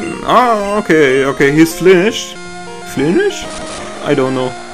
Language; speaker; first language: English; non-native, learner; German